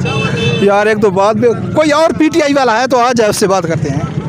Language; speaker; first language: Urdu; native; Urdu